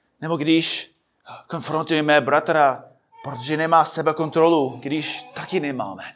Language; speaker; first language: Czech; non-native, fluent; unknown